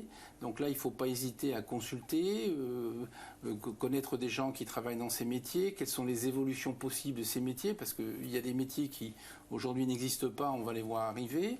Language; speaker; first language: French; native; French